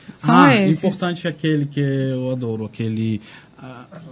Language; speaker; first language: Portuguese; non-native, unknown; Georgian